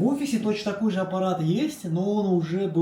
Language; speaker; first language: Russian; native; Russian